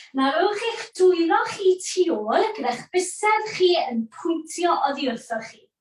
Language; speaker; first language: Welsh; native; Welsh